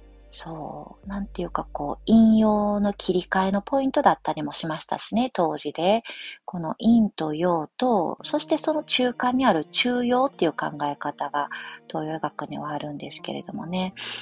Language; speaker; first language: Japanese; native; Japanese